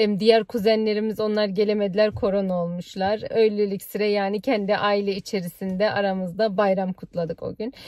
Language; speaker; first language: Turkish; early bilingual, heritage; Turkish